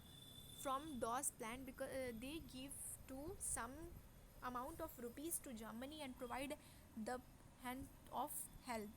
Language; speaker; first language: English; non-native, local second language; Hindi